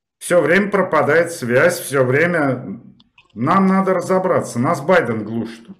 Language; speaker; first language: Russian; native; Russian